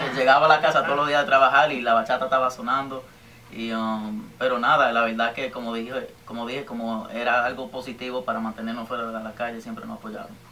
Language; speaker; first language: Spanish; early bilingual, heritage; Spanish